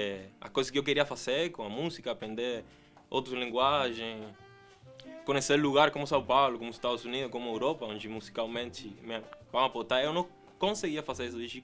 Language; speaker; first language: Portuguese; non-native, fluent; Spanish